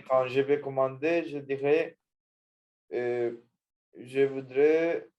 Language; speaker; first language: French; non-native, learner; Spanish